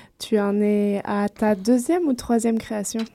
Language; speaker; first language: French; native; French